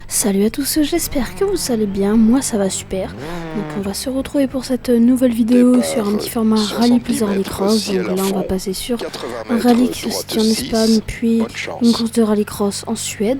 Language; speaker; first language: French; native; French